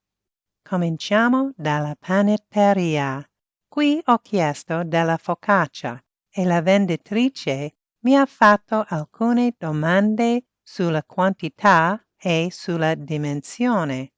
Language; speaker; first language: Italian; non-native, learner; English